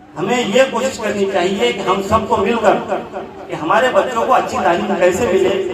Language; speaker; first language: Hindi; non-native, local second language; Urdu